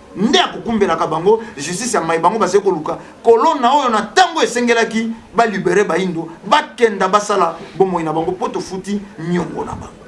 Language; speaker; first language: Lingala; non-native, local second language; Kongo